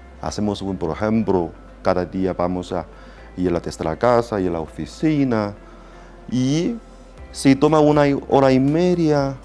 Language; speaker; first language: Spanish; non-native, learner; Chinese